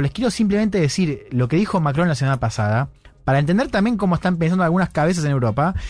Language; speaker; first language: Spanish; native; Spanish